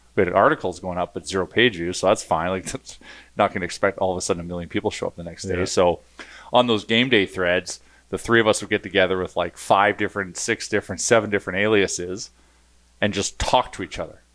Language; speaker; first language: English; native; English